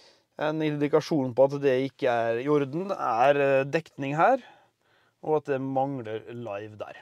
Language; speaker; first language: Norwegian; native; Norwegian